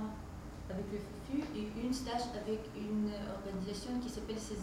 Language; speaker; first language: French; non-native, learner; Russian